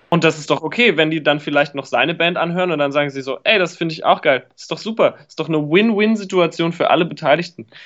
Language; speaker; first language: German; native; German